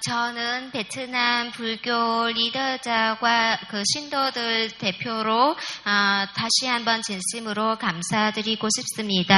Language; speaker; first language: Korean; non-native, fluent; Vietnamese